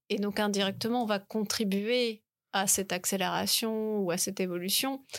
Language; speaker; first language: French; native; French